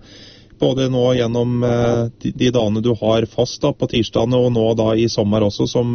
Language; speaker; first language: Norwegian; native; Norwegian